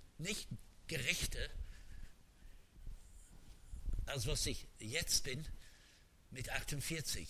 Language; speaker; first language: German; non-native, fluent; English